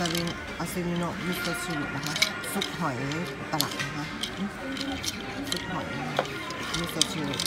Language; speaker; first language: Japanese; non-native, learner; Thai